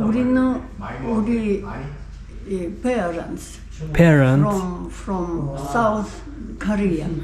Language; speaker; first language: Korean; early bilingual, heritage; Korean